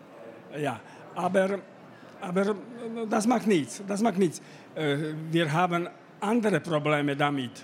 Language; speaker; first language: German; non-native, fluent; Slovak